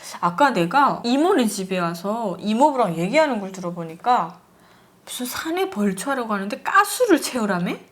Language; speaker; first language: Korean; native; Korean